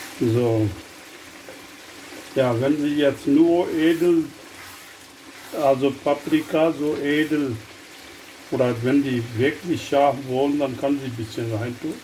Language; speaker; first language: German; non-native, learner; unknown